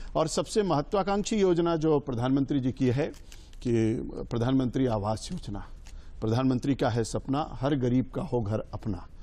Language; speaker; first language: Hindi; native; Hindi